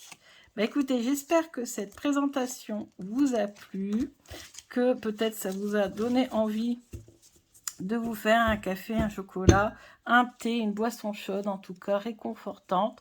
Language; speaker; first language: French; native; French